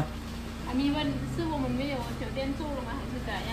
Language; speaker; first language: Chinese; non-native, learner; Lao